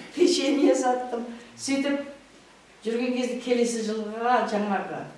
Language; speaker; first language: Kazakh; native; Kazakh